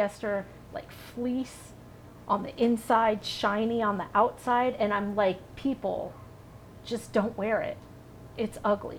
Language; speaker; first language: English; native; English